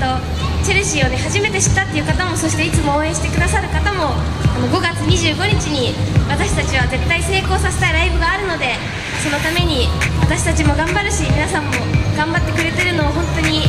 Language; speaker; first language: Japanese; native; Japanese